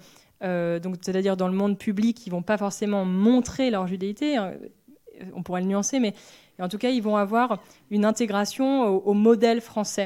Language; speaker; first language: French; native; French